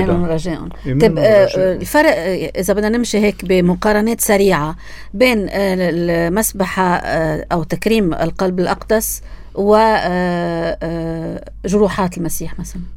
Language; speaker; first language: Arabic; native; Arabic